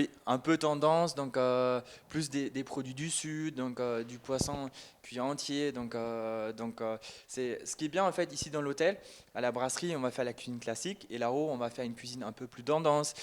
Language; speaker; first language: French; non-native, fluent; German